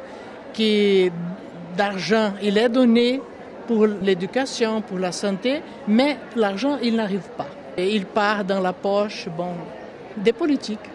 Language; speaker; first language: French; non-native, local second language; Portuguese